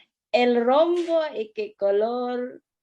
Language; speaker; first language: Spanish; non-native, learner; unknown